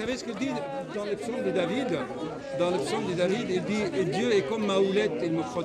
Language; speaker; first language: French; non-native, fluent; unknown